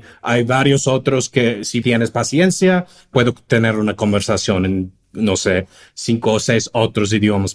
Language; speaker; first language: Spanish; non-native, fluent; English